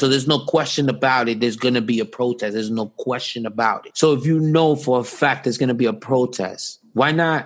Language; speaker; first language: English; native; English